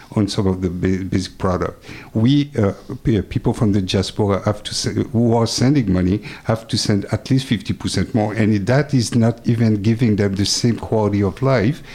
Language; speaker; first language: English; non-native, fluent; French